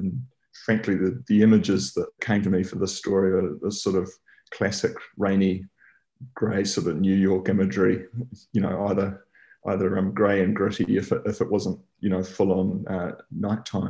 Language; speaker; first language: English; native; English